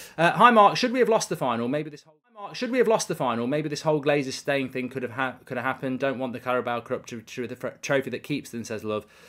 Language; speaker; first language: English; native; English